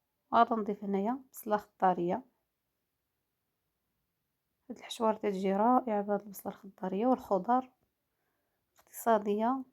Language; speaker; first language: Arabic; native; Arabic